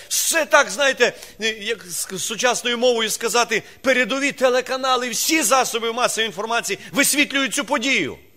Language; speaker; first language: Ukrainian; non-native, local second language; Russian